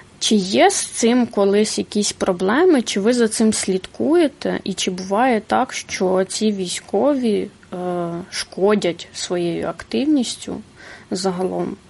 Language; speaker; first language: Ukrainian; native; Ukrainian